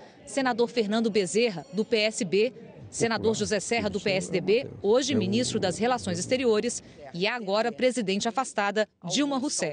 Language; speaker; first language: Portuguese; native; Portuguese